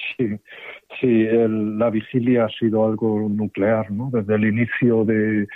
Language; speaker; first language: Spanish; native; Spanish